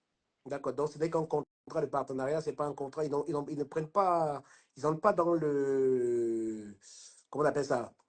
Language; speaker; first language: French; native; French